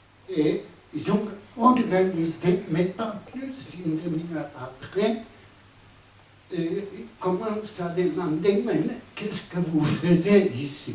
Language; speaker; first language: French; non-native, fluent; Spanish